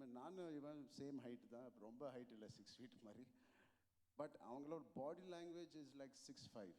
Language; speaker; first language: Tamil; non-native, local second language; Telugu